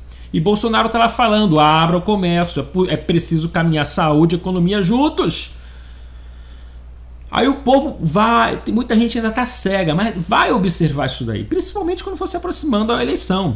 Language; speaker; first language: Portuguese; native; Portuguese